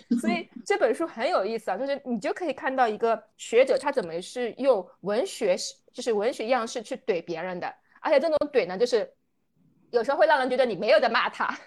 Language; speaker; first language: Chinese; native; Chinese